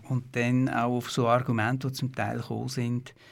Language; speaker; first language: German; native; German